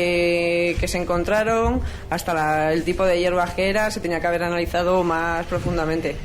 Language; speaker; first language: Spanish; native; Spanish